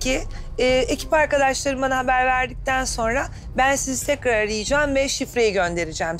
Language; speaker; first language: Turkish; native; Turkish